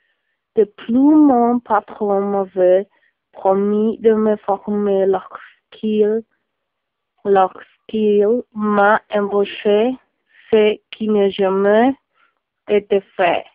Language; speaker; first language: French; non-native, learner; Spanish